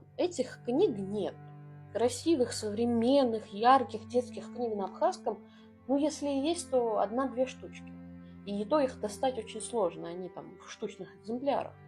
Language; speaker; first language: Russian; non-native, local second language; Abkhazian